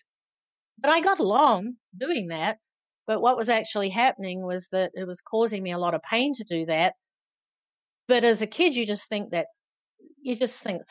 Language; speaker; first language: English; native; English